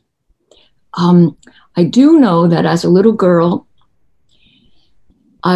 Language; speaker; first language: English; native; English